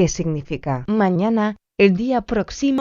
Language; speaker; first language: Spanish; non-native, fluent; French